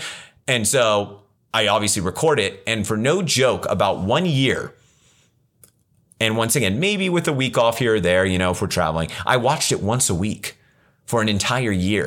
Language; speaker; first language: English; native; English